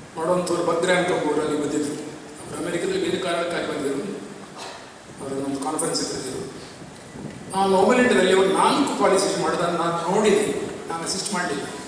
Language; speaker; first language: Kannada; non-native, local second language; Tulu